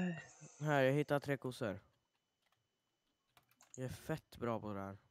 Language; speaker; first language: Swedish; native; Swedish